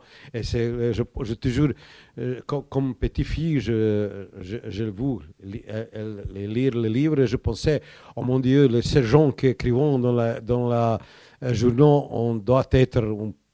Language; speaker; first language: French; non-native, learner; Croatian